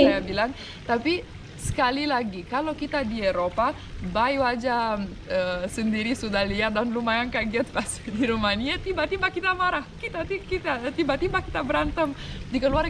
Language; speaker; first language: Indonesian; non-native, fluent; Romanian